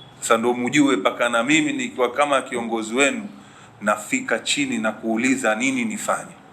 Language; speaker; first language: Swahili; native; Swahili